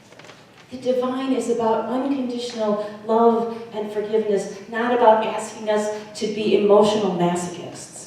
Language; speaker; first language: English; native; English